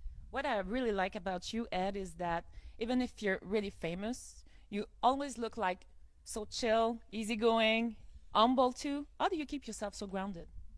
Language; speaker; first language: English; non-native, fluent; French